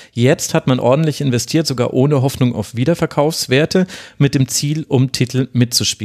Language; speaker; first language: German; native; German